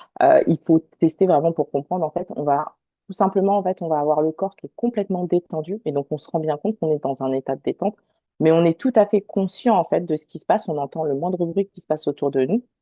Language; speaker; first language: French; native; French